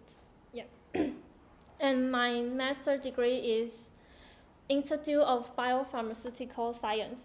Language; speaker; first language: English; non-native, learner; Chinese